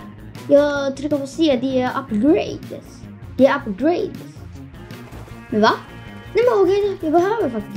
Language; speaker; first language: Swedish; non-native, learner; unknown